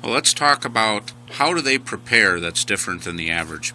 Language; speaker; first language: English; native; English